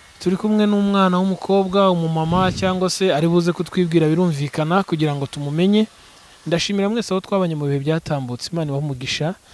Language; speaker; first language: Kinyarwanda; native; Kinyarwanda